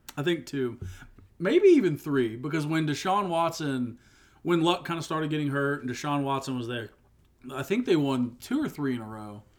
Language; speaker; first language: English; native; English